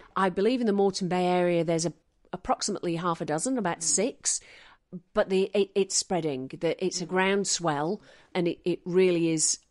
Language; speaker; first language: English; native; English